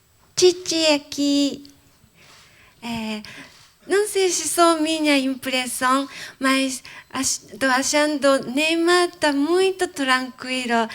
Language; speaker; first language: Portuguese; non-native, fluent; Arabic